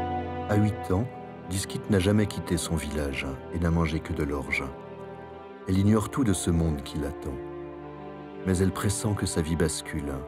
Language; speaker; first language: French; native; French